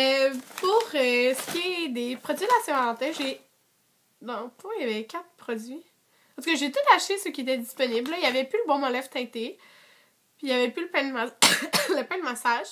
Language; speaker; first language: French; native; French